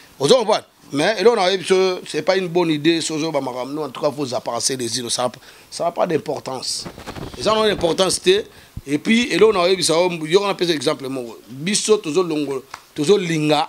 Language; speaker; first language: French; non-native, local second language; Lingala